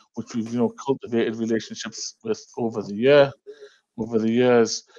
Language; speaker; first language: English; native; English